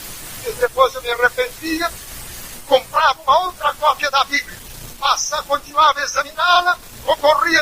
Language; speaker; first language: Portuguese; native; Portuguese